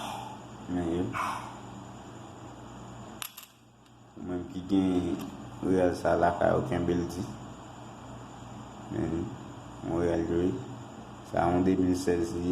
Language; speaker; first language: French; non-native, learner; Haitian Creole